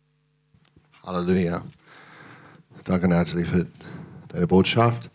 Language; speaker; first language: German; non-native, fluent; English